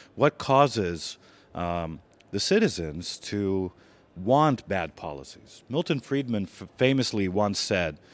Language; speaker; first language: English; non-native, fluent; Greek